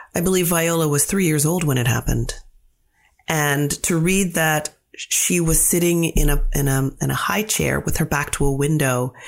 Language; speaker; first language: English; native; English